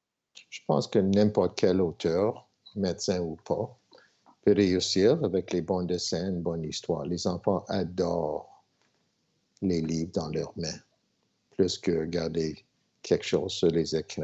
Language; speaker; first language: French; non-native, local second language; English